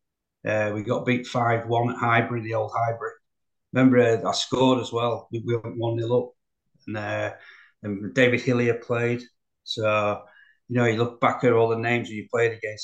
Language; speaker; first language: English; native; English